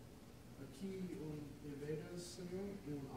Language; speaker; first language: Spanish; non-native, learner; English